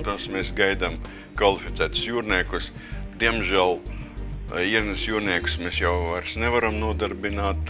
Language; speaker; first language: Latvian; non-native, local second language; Russian